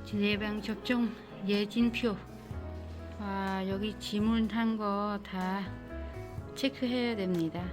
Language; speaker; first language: Korean; non-native, learner; Vietnamese